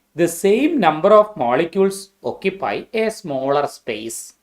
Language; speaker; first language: English; non-native, local second language; Malayalam